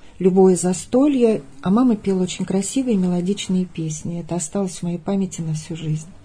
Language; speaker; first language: Russian; native; Russian